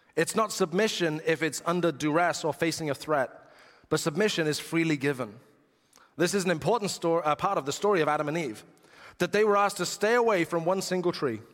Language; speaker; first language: English; native; English